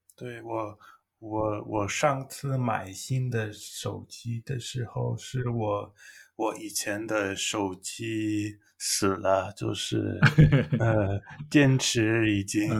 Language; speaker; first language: Chinese; non-native, fluent; English